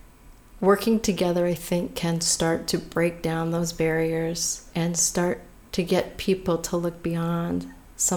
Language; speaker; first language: English; native; English